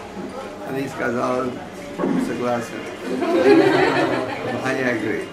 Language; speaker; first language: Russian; non-native, learner; Hindi